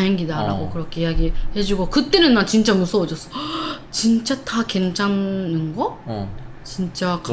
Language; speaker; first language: Korean; non-native, learner; Japanese